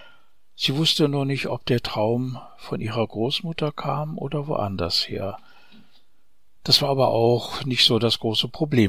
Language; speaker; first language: German; native; German